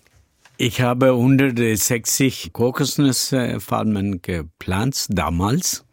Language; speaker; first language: German; non-native, learner; Tamil